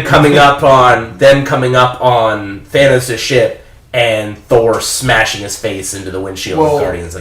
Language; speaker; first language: English; native; English